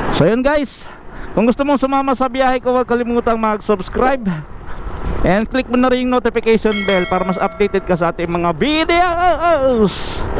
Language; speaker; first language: Filipino; native; Filipino